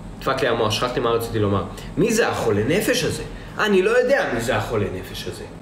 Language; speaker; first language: Hebrew; early bilingual, other home language; Russian